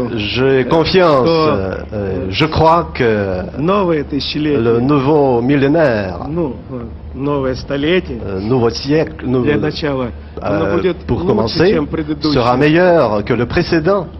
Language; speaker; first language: French; non-native, fluent; Russian